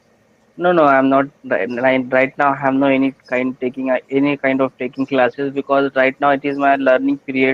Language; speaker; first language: English; non-native, learner; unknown